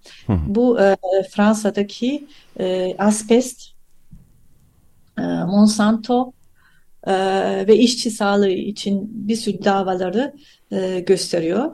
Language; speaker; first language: Turkish; non-native, fluent; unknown